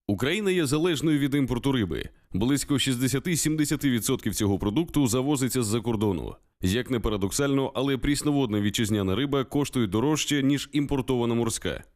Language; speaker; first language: Ukrainian; native; Ukrainian